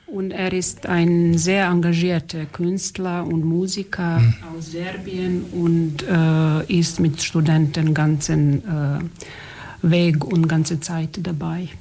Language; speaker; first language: German; non-native, fluent; Serbian